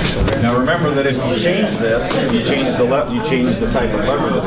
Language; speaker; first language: English; native; English